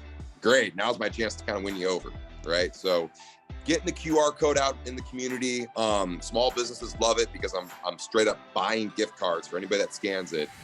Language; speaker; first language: English; native; English